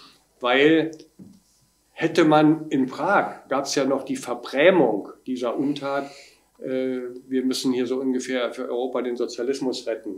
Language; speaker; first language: German; native; German